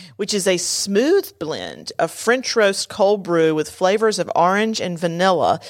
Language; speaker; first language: English; native; English